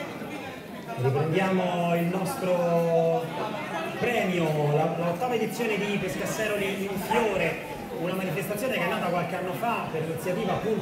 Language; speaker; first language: Italian; native; Italian